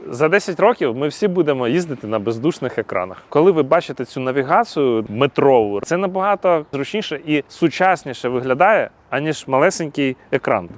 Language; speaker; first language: Ukrainian; non-native, local second language; Russian